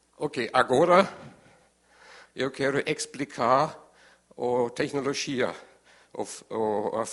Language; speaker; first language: Portuguese; non-native, learner; German